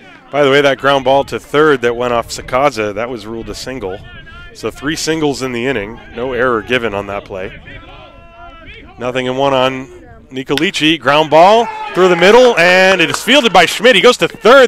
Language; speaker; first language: English; native; English